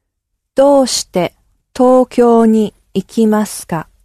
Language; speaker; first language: Japanese; non-native, learner; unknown